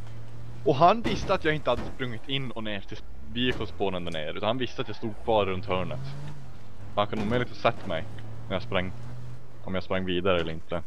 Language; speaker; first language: Swedish; native; Swedish